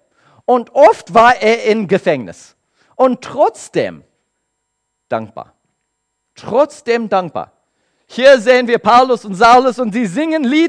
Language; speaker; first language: German; non-native, learner; English